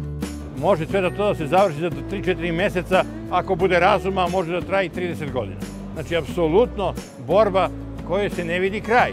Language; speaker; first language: Serbian; native; Serbian